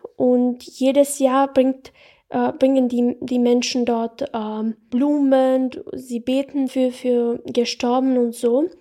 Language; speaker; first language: German; non-native, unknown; Bosnian